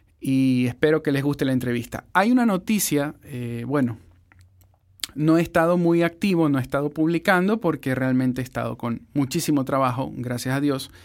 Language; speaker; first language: Spanish; native; Spanish